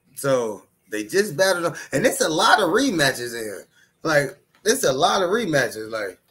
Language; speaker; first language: English; native; English